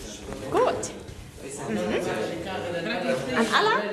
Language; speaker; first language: German; early bilingual, heritage; German